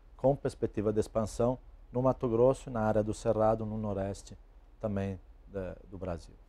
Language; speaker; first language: Portuguese; non-native, fluent; Italian